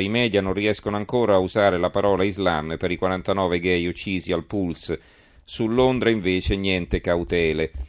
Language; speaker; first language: Italian; native; Italian